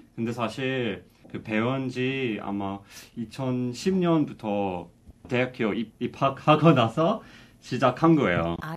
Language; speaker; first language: Korean; non-native, fluent; English